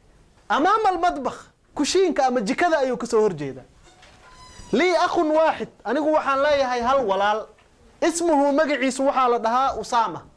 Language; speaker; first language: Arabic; non-native, local second language; Somali